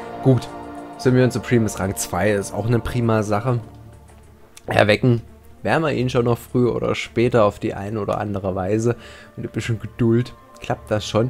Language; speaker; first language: German; native; German